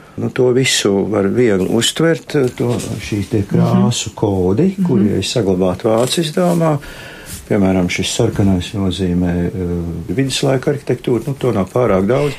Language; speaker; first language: Latvian; native; Latvian